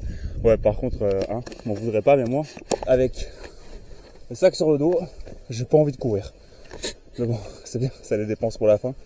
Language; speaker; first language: French; native; French